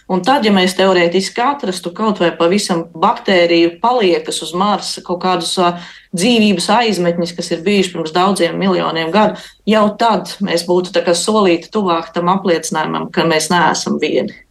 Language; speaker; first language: Latvian; native; Latvian